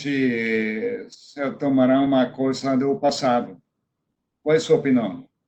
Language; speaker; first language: Portuguese; non-native, fluent; Spanish